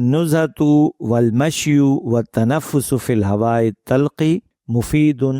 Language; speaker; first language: Arabic; non-native, fluent; Urdu